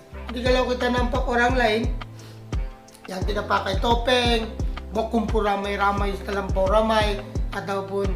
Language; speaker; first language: Indonesian; non-native, fluent; Filipino